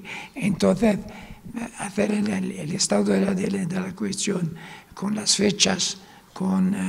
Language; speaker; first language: Spanish; non-native, fluent; Arabic